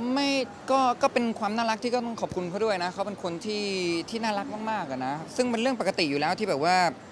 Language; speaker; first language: Thai; native; Thai